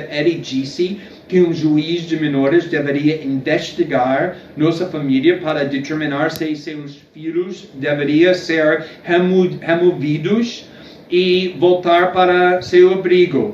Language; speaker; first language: Portuguese; non-native, fluent; English